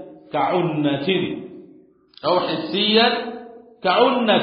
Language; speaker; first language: Arabic; non-native, fluent; Swahili